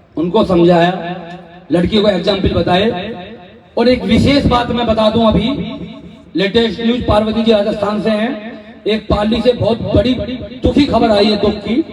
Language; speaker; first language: Hindi; native; Hindi